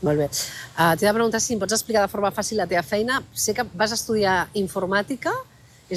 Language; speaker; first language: Catalan; native; Catalan